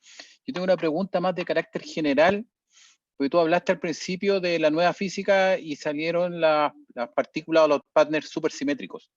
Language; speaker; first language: Spanish; native; Spanish